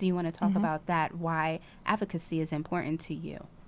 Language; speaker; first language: English; native; English